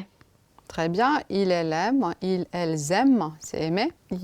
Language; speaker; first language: French; non-native, fluent; Romanian